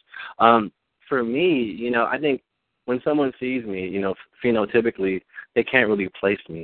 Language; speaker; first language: English; early bilingual, other home language; Spanish